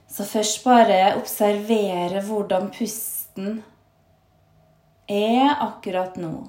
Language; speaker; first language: Norwegian; native; Norwegian